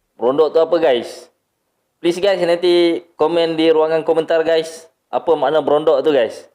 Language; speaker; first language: Malay; native; Malay